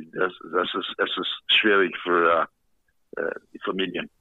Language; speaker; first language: German; non-native, fluent; English